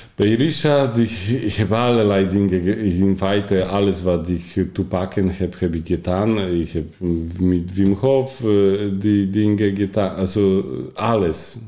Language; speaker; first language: Dutch; non-native, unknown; Polish